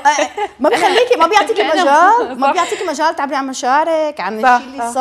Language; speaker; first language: Arabic; native; Arabic